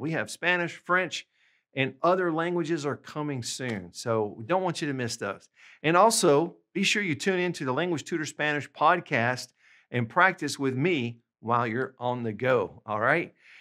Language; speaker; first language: English; native; English